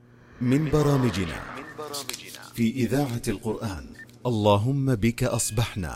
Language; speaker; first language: Arabic; native; Arabic